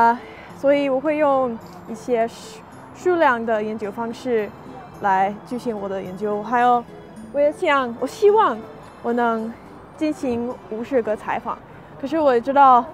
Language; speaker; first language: Chinese; non-native, fluent; English